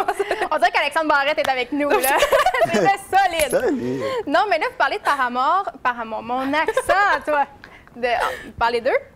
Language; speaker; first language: French; native; French